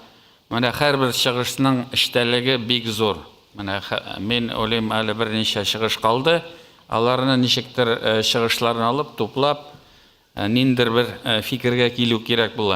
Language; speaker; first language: Tatar; native; Tatar